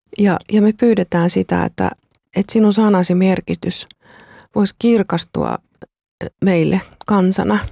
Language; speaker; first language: Finnish; native; Finnish